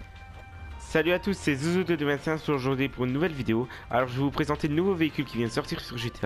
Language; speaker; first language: French; native; French